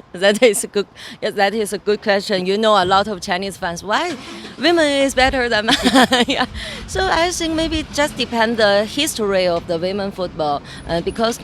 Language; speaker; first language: English; non-native, learner; Chinese